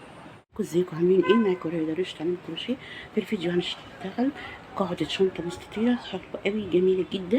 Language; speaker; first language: Arabic; native; Arabic